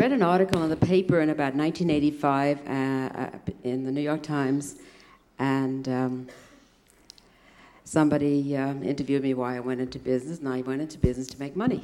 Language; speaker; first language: English; early bilingual, other home language; German